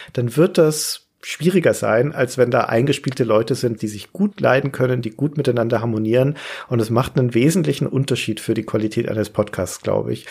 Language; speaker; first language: German; native; German